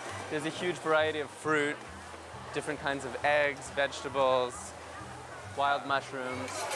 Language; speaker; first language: English; native; English